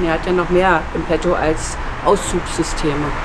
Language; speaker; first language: German; native; German